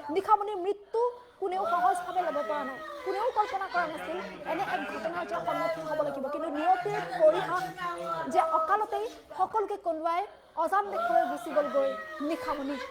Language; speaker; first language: Assamese; native; Assamese